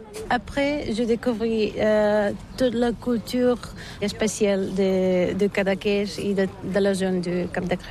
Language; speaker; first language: French; non-native, learner; Bulgarian